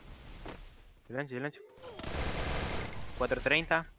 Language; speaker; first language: Spanish; native; Spanish